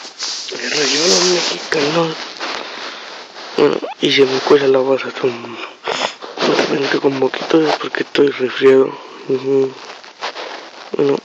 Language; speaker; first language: Spanish; native; Spanish